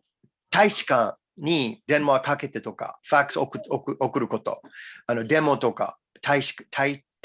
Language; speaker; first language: Japanese; non-native, learner; English